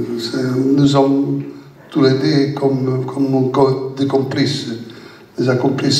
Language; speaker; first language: French; non-native, learner; Italian